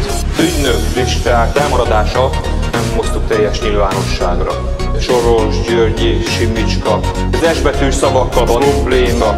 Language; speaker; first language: Hungarian; native; Hungarian